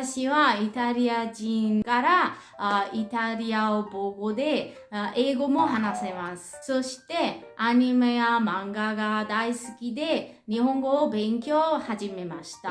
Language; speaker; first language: Japanese; non-native, learner; Italian